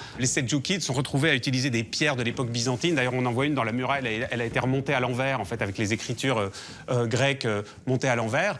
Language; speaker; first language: French; native; French